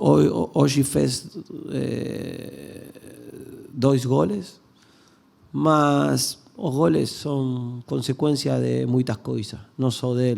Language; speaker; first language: Portuguese; non-native, learner; Spanish